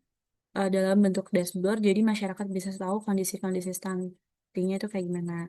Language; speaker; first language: Indonesian; native; Indonesian